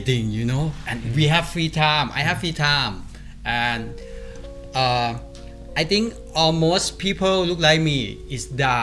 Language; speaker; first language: English; non-native, learner; Thai